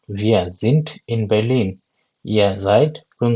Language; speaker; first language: German; non-native, fluent; Bangla